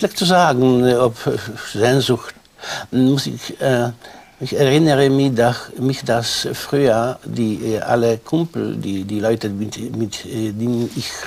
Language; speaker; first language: German; non-native, fluent; Polish